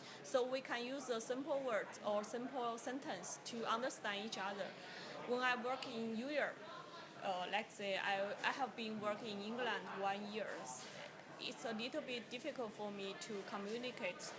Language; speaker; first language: English; non-native, learner; Chinese